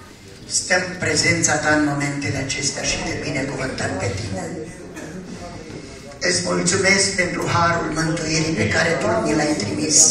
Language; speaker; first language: Romanian; native; Romanian